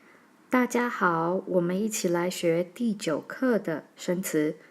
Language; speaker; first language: Chinese; non-native, fluent; English